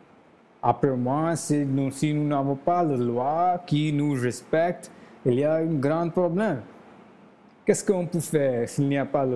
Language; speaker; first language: French; non-native, learner; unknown